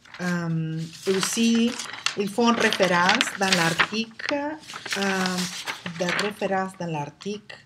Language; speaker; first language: French; non-native, learner; Spanish